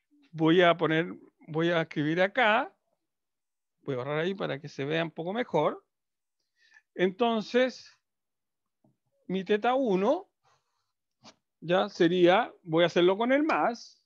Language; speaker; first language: Spanish; native; Spanish